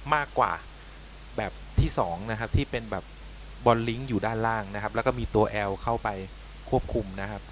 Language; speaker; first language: Thai; native; Thai